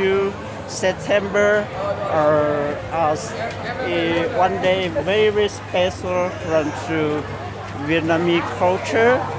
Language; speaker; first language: English; non-native, learner; Hmong